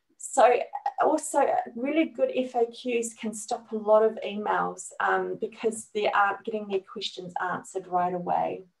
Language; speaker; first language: English; native; English